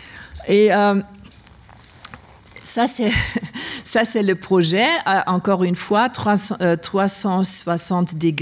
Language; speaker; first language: French; non-native, learner; German